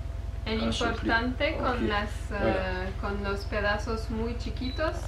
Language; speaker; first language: Spanish; non-native, fluent; French